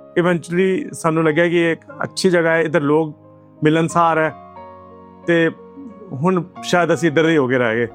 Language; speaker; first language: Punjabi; non-native, local second language; Hindi